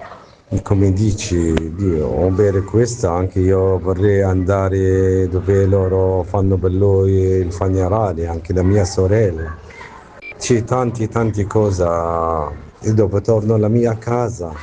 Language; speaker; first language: Italian; non-native, learner; Arabic